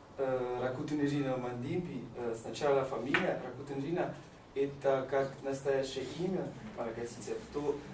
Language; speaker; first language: Russian; non-native, learner; Malagasy